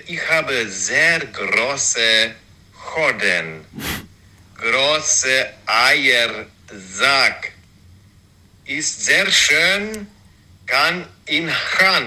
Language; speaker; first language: German; non-native, learner; Russian